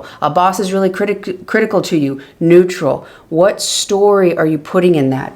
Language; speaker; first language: English; native; English